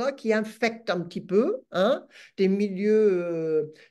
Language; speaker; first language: French; non-native, fluent; English